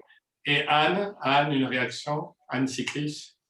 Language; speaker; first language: French; native; French